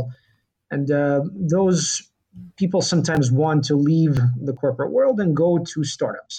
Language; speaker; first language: English; early bilingual, other home language; Russian